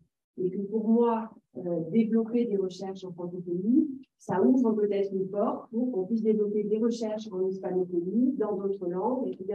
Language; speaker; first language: French; native; French